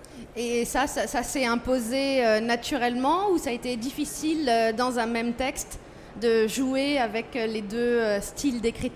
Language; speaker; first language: French; native; French